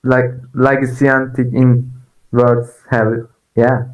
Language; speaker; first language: English; non-native, learner; Turkish